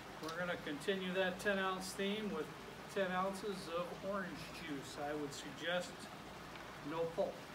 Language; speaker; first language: English; native; English